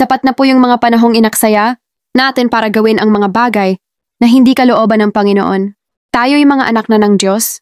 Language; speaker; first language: Filipino; native; Filipino